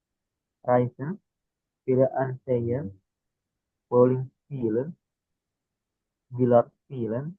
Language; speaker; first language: German; non-native, learner; Indonesian